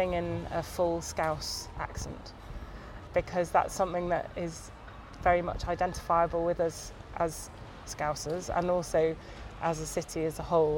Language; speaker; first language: English; native; English